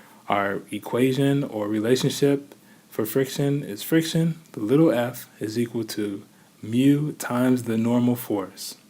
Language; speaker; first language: English; native; English